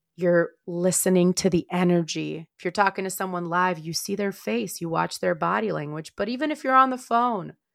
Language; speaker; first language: English; non-native, fluent; Romanian